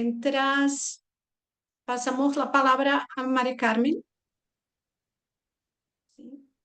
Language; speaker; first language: Spanish; non-native, fluent; Portuguese